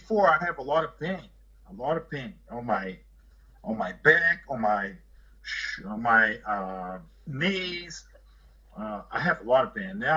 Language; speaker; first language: English; non-native, learner; Portuguese